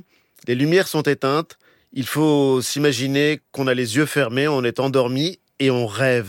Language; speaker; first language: French; native; French